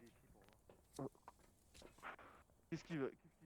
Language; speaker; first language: French; native; French